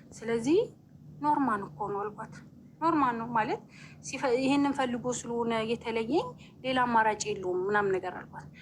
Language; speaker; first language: Amharic; native; Amharic